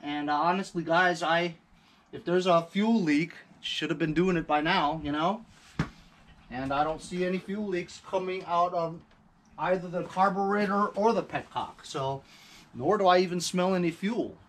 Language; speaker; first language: English; native; English